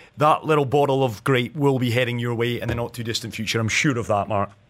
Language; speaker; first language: English; native; English